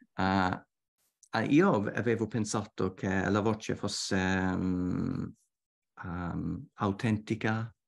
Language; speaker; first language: Italian; non-native, fluent; English